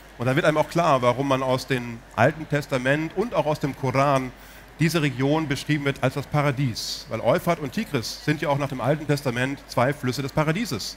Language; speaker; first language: German; native; German